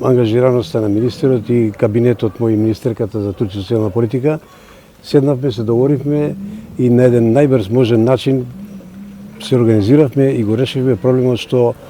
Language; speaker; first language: Macedonian; native; Macedonian